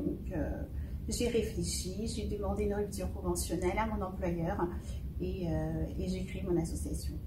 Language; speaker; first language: French; early bilingual, other home language; Fon